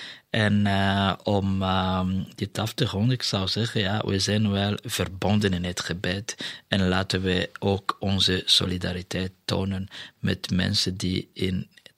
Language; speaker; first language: Dutch; non-native, fluent; Kinyarwanda